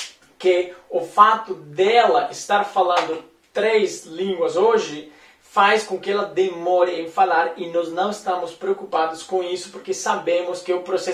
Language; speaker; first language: Portuguese; non-native, fluent; Spanish